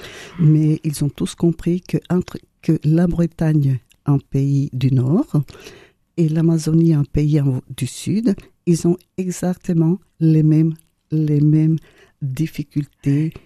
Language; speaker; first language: French; non-native, fluent; Spanish